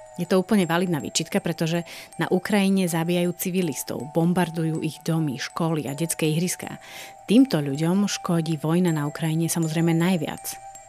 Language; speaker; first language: Slovak; native; Slovak